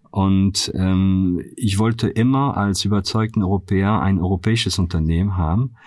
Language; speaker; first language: German; non-native, fluent; French